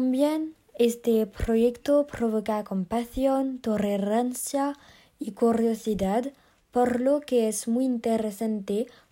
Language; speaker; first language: Spanish; non-native, learner; French